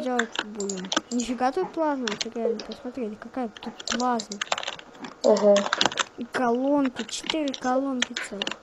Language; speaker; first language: Russian; native; Russian